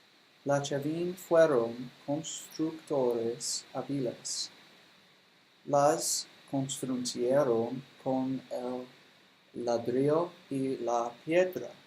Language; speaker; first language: Spanish; non-native, learner; English